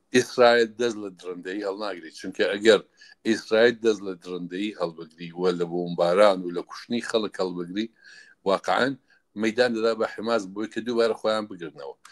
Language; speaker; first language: Central Kurdish; native; Central Kurdish